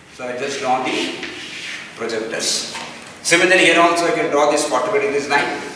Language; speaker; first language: English; non-native, local second language; Kannada